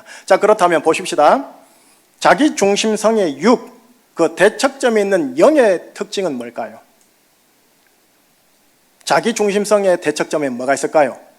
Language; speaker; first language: Korean; native; Korean